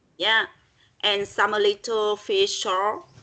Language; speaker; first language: English; non-native, learner; Vietnamese